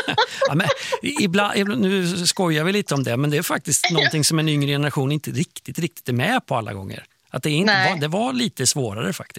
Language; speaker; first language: Swedish; native; Swedish